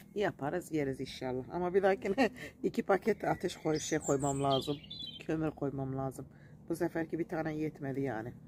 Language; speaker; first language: Turkish; native; Turkish